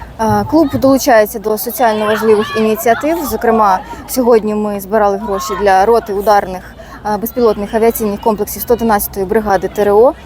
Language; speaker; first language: Ukrainian; native; Ukrainian